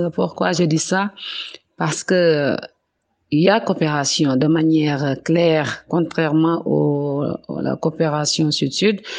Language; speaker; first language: French; non-native, local second language; Wolof